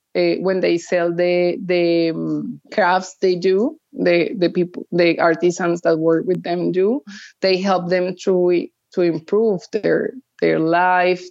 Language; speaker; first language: English; early bilingual, other home language; Spanish